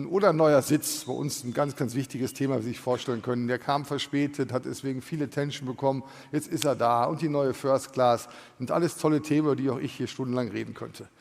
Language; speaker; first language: German; native; German